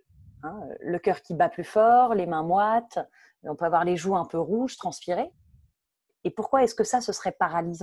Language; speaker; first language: French; native; French